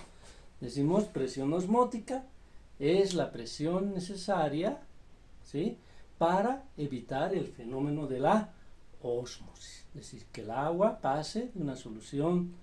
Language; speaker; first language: Spanish; native; Spanish